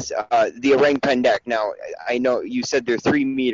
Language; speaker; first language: English; native; English